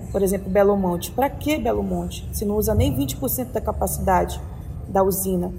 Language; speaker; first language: Portuguese; native; Portuguese